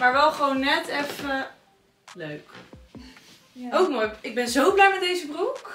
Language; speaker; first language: Dutch; native; Dutch